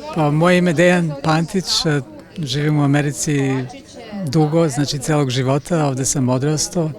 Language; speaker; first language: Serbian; early bilingual, heritage; Serbian